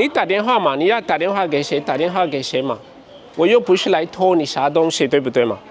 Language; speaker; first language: Chinese; non-native, fluent; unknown